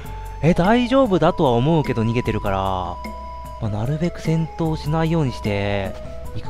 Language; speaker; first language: Japanese; native; Japanese